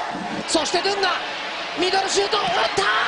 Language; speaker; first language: Japanese; native; Japanese